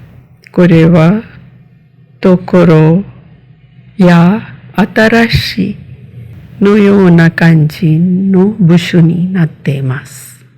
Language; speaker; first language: Japanese; non-native, fluent; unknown